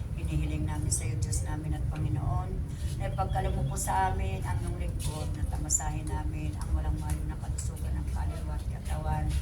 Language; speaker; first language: Filipino; native; Filipino